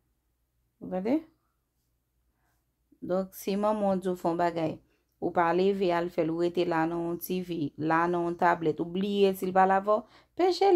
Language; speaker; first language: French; non-native, local second language; Haitian Creole